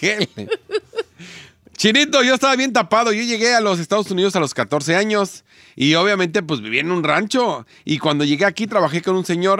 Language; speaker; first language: Spanish; native; Spanish